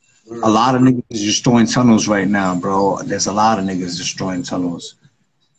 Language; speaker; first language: English; native; English